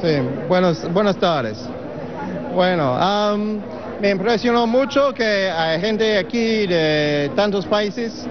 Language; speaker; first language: Spanish; non-native, fluent; English